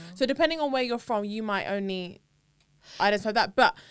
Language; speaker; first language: English; native; English